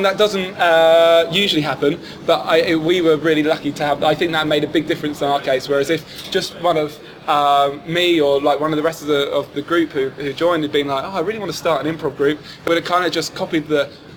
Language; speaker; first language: English; native; English